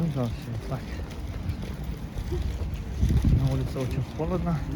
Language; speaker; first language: Russian; early bilingual, other home language; Tajik